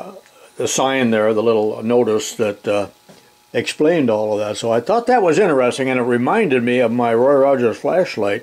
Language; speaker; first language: English; native; English